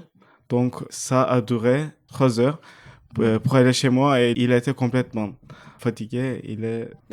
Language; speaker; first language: French; non-native, fluent; Turkish